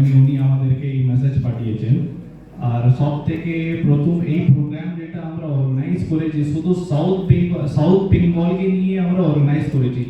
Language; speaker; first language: Bangla; non-native, local second language; Hindi